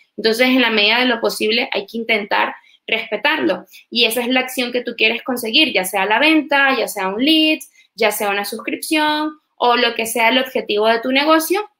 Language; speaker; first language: Spanish; native; Spanish